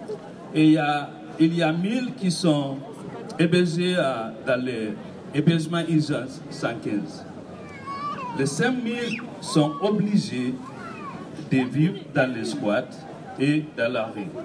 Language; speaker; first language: French; non-native, learner; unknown